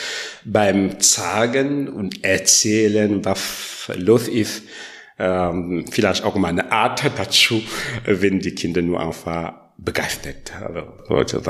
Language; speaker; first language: German; non-native, learner; French